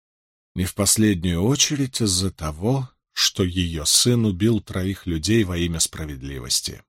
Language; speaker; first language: Russian; native; Russian